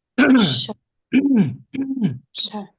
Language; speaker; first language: Russian; native; Russian